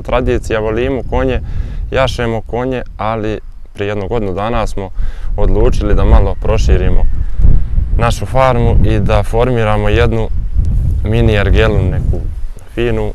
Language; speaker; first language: Serbian; native; Serbian